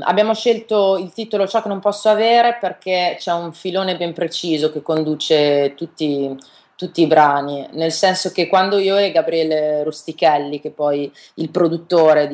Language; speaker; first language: Italian; native; Italian